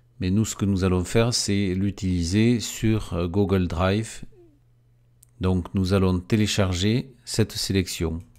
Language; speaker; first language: French; native; French